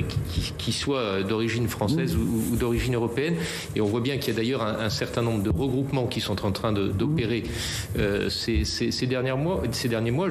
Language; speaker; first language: French; native; French